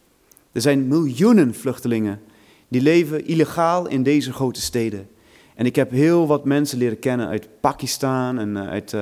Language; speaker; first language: Dutch; non-native, fluent; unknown